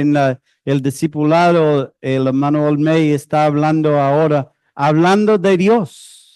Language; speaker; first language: Spanish; non-native, fluent; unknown